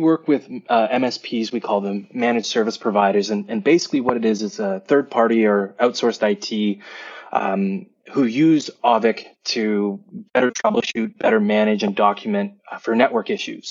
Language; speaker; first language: English; native; English